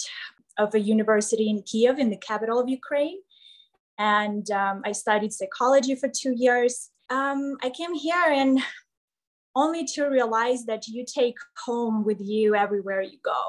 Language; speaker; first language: English; non-native, fluent; Ukrainian